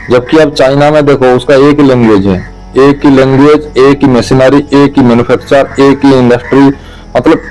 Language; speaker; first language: Hindi; non-native, local second language; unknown